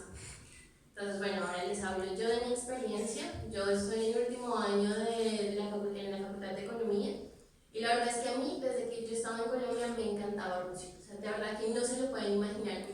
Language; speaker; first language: Spanish; native; Spanish